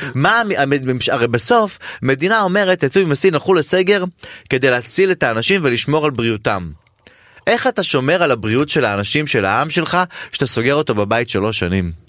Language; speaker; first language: Hebrew; native; Hebrew